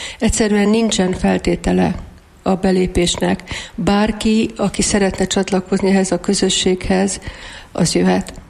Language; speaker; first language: Hungarian; native; Hungarian